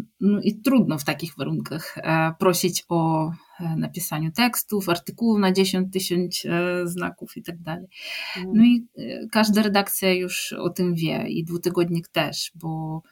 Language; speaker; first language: Polish; non-native, fluent; Ukrainian